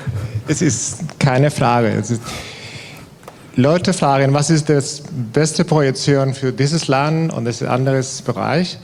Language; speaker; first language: German; non-native, fluent; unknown